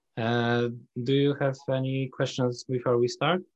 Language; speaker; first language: English; non-native, fluent; Polish